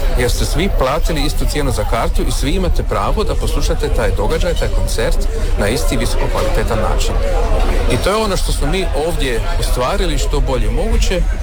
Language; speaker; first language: Croatian; early bilingual, heritage; Croatian